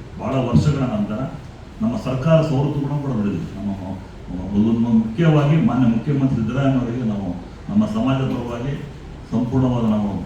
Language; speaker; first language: Kannada; non-native, local second language; Marathi